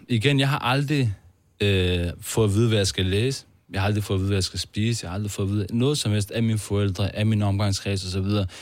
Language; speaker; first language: Danish; early bilingual, other home language; Turkish